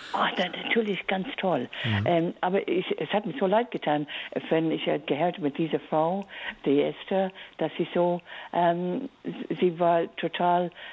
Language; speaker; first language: German; non-native, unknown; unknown